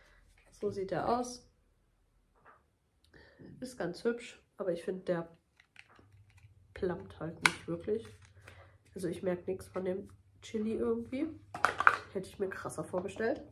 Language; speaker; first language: German; native; German